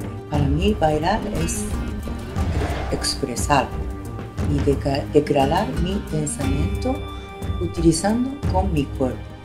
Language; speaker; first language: Spanish; non-native, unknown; Japanese